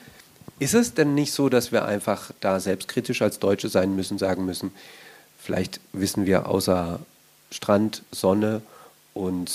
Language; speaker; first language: German; native; German